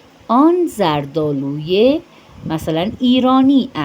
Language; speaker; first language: Persian; non-native, fluent; Urdu